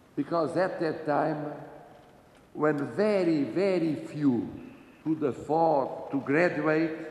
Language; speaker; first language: English; non-native, fluent; Portuguese